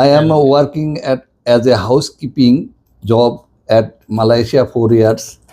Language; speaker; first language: English; non-native, learner; Bangla